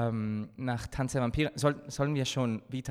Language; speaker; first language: German; non-native, fluent; Spanish